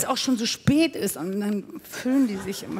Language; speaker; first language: German; native; German